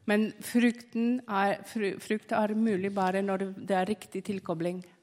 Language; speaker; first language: Norwegian; non-native, fluent; Polish